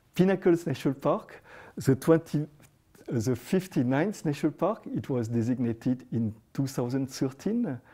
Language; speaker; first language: English; non-native, fluent; French